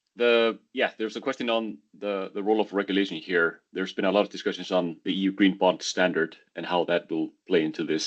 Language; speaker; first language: English; non-native, fluent; Icelandic